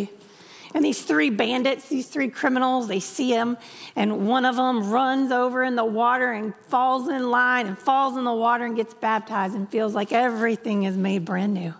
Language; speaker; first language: English; native; English